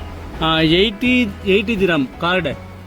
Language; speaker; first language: Hindi; non-native, local second language; Kannada